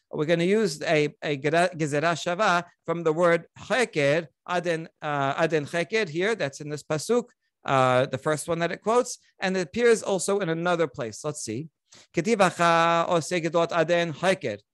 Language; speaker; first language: English; native; English